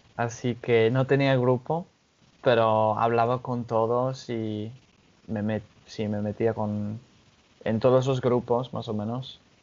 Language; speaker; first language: Spanish; non-native, fluent; English